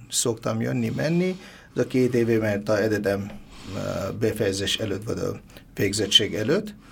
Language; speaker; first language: Hungarian; non-native, learner; Bangla